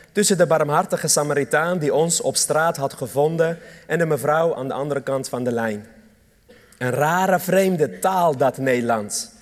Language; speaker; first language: Dutch; early bilingual, other home language; Armenian